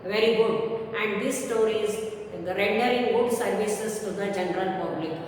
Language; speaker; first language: English; non-native, local second language; Kannada